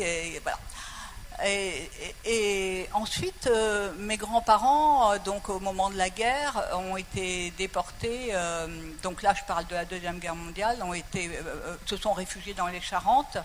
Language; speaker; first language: French; native; French